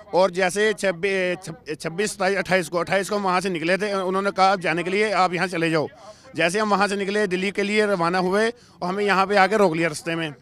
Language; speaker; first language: Hindi; native; Hindi